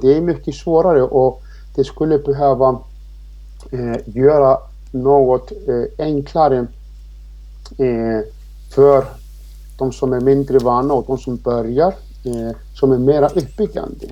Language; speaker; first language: Swedish; non-native, fluent; Icelandic